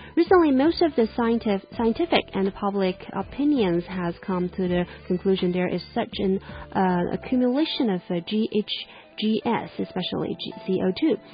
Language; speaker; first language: English; non-native, fluent; Chinese